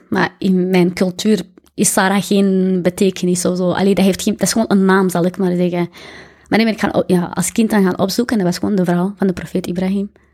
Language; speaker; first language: Dutch; early bilingual, other home language; Arabic